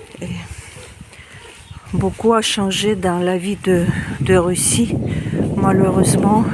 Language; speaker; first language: French; non-native, fluent; Russian